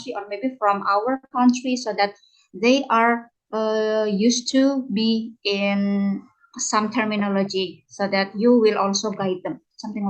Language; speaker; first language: English; non-native, fluent; Indonesian